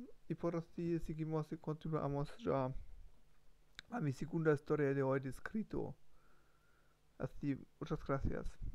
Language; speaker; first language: Spanish; non-native, learner; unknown